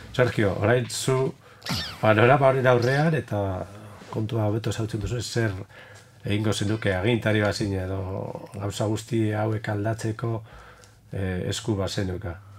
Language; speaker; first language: Basque; native; Basque